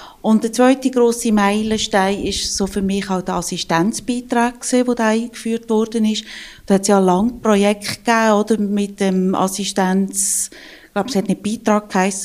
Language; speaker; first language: German; native; German